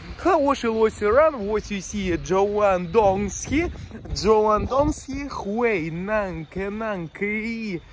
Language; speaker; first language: Chinese; non-native, learner; Russian